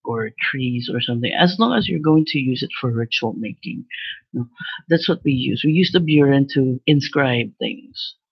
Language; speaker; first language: English; non-native, local second language; Filipino